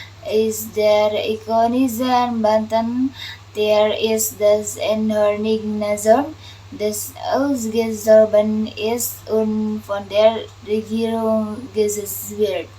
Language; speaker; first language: German; non-native, learner; Indonesian